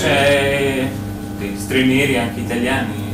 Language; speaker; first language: Italian; non-native, learner; Bangla